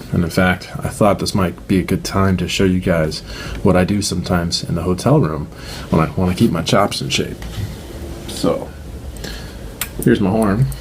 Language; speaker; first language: English; native; English